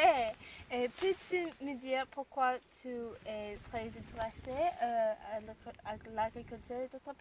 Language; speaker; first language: French; non-native, learner; English